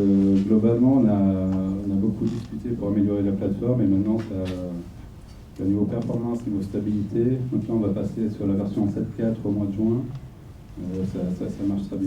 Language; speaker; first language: French; native; French